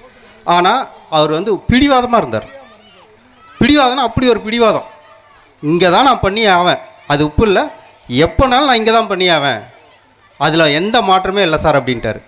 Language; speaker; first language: Tamil; native; Tamil